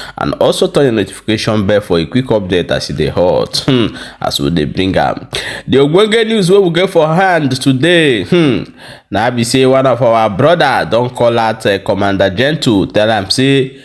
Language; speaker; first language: Nigerian Pidgin; non-native, local second language; Igbo